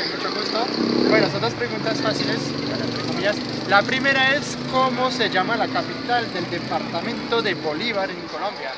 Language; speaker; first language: Spanish; non-native, fluent; French